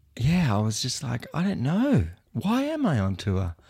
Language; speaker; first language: English; native; English